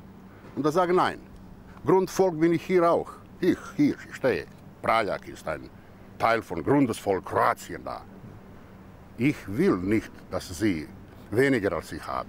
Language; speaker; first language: German; non-native, fluent; Croatian